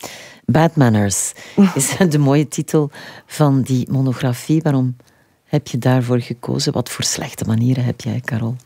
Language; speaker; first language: Dutch; native; Dutch